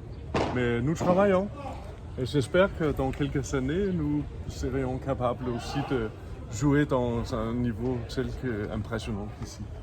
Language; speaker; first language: French; non-native, fluent; Danish